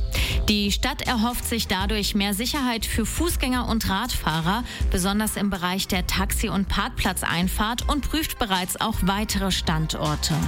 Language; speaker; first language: German; native; German